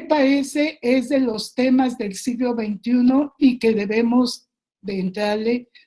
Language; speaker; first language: Spanish; native; Spanish